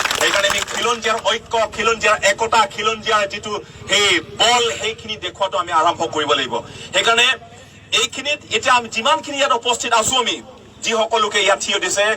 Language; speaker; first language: Assamese; non-native, local second language; Karbi